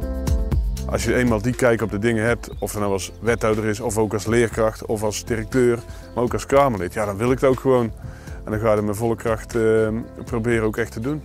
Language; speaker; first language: Dutch; native; Dutch